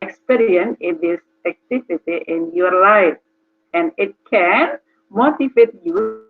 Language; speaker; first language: English; non-native, learner; Indonesian